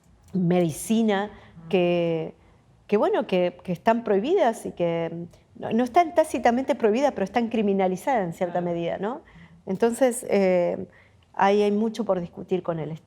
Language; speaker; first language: Spanish; native; Spanish